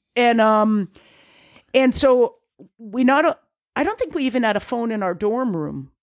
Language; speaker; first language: English; native; English